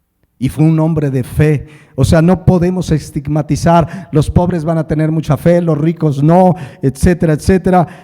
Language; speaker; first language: Spanish; native; Spanish